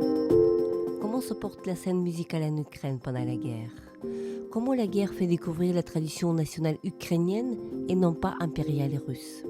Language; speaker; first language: French; non-native, fluent; Ukrainian